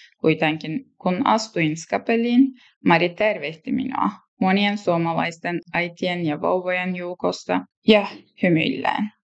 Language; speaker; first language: Finnish; non-native, learner; Turkish